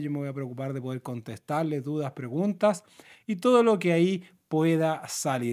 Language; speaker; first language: Spanish; native; Spanish